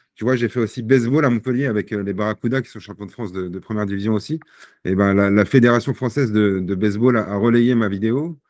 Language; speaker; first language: French; native; French